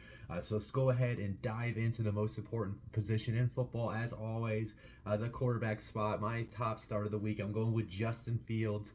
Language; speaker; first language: English; native; English